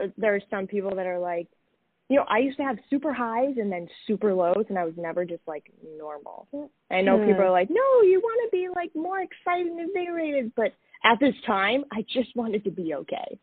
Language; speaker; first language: English; native; English